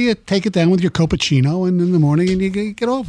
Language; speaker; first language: English; native; English